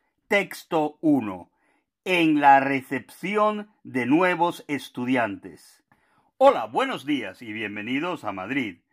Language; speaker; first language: Spanish; non-native, fluent; Finnish